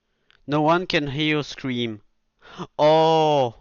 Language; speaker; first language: English; non-native, fluent; French